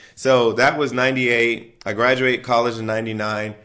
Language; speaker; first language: English; native; English